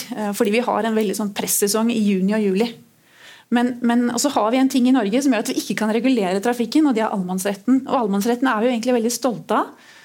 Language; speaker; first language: Norwegian; native; Norwegian